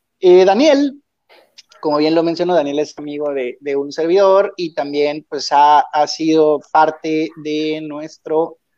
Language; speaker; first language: Spanish; native; Spanish